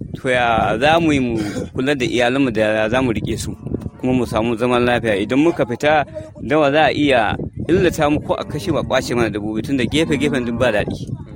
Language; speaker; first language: Hausa; non-native, local second language; Fula